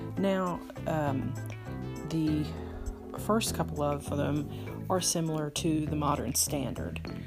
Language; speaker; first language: English; native; English